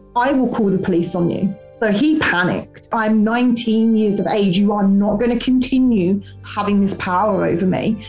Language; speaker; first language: English; native; English